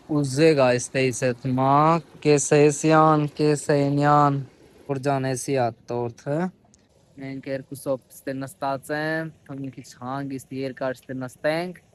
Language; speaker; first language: Armenian; non-native, learner; Hindi